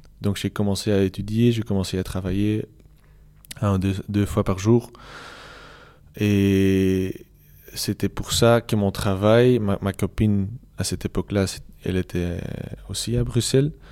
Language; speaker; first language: French; non-native, local second language; Dutch